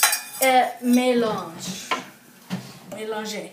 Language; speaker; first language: French; non-native, learner; English